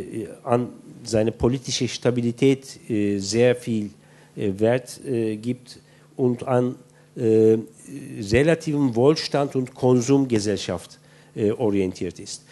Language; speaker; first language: German; non-native, fluent; Turkish